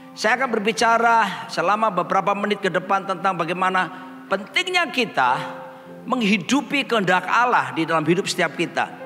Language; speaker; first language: Indonesian; native; Indonesian